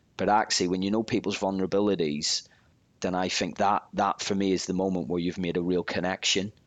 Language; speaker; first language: English; native; English